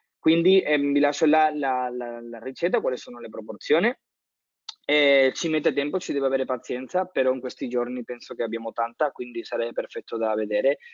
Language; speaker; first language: Italian; non-native, fluent; Spanish